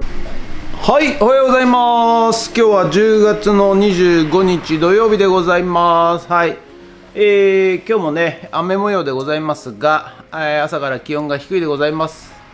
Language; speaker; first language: Japanese; native; Japanese